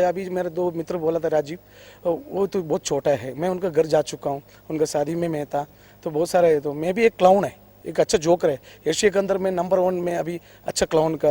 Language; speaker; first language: Hindi; non-native, local second language; Malayalam